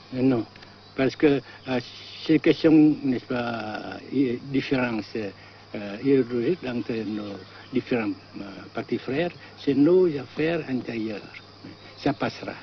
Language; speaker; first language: French; non-native, fluent; Vietnamese